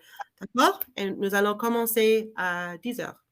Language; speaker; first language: French; non-native, learner; English